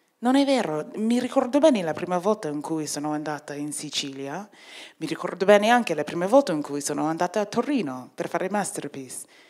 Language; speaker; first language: Italian; non-native, fluent; English